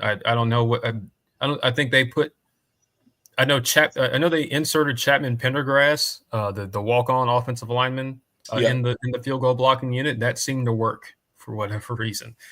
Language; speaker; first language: English; native; English